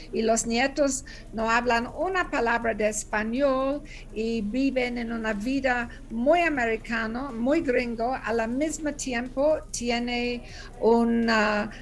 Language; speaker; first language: Spanish; non-native, learner; English